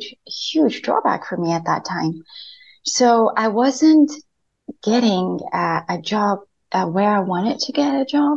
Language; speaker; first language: English; non-native, fluent; Spanish